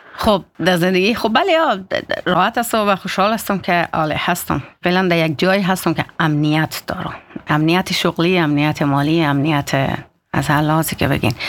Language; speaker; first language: Persian; native; Persian